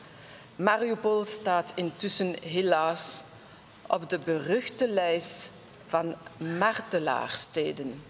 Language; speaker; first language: Dutch; non-native, local second language; French